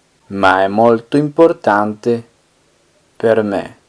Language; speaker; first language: Italian; non-native, fluent; Spanish